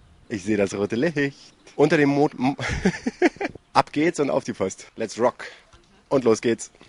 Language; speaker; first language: German; native; German